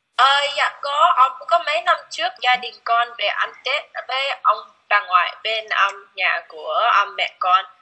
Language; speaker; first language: Vietnamese; early bilingual, heritage; Vietnamese